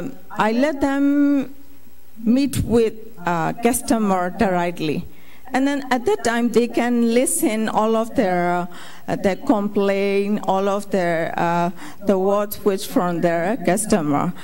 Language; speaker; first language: English; non-native, fluent; Burmese